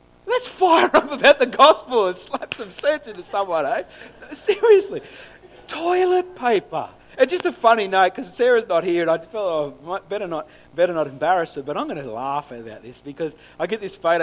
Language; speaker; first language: English; native; English